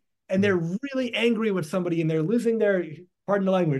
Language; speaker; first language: English; native; English